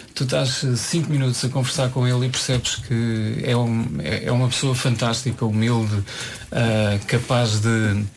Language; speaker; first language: Portuguese; native; Portuguese